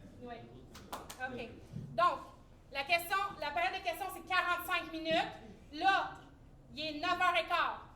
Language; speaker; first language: French; native; French